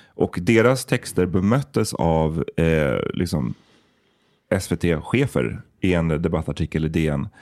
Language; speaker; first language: Swedish; native; Swedish